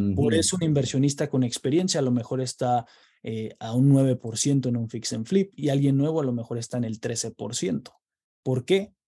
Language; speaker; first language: Spanish; native; Spanish